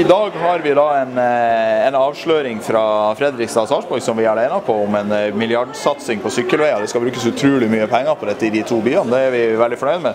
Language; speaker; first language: Norwegian; native; Norwegian